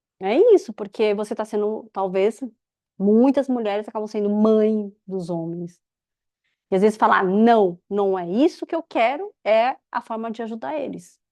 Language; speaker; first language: Portuguese; native; Portuguese